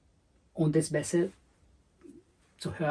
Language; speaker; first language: German; non-native, learner; Spanish